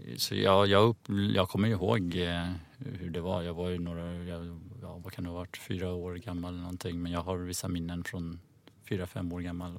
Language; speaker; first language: Swedish; early bilingual, other home language; Persian